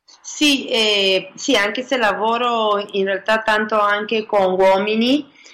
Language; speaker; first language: Italian; early bilingual, other home language; Spanish